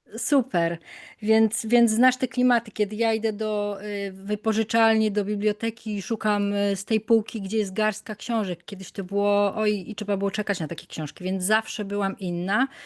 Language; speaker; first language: Polish; native; Polish